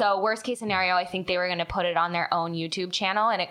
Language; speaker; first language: English; native; English